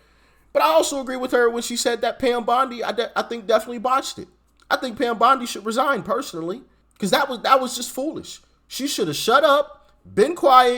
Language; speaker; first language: English; native; English